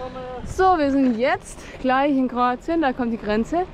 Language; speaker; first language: German; native; German